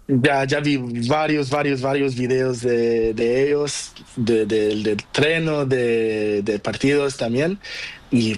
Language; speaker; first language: Spanish; non-native, learner; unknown